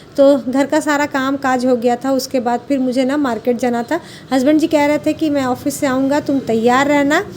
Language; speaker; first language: Hindi; native; Hindi